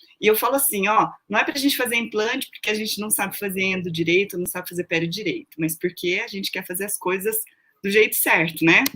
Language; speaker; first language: Portuguese; native; Portuguese